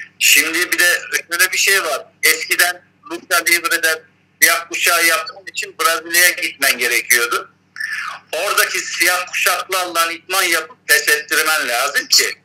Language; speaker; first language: Turkish; early bilingual, heritage; Turkish